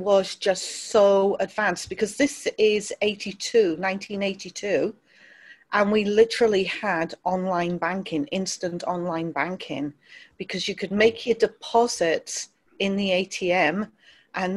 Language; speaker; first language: English; native; English